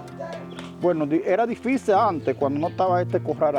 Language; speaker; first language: Spanish; native; Spanish